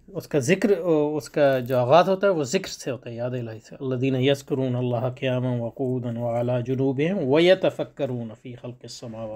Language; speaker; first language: Urdu; native; Urdu